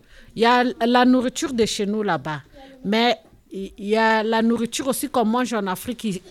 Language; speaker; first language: French; non-native, local second language; Lingala